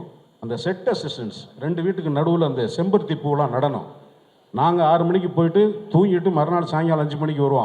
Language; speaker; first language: Tamil; native; Tamil